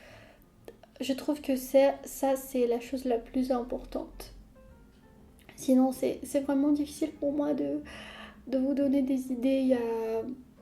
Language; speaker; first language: French; non-native, fluent; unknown